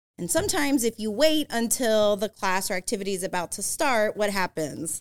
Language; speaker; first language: English; native; English